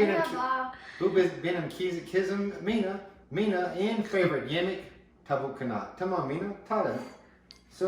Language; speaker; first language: Turkish; non-native, learner; English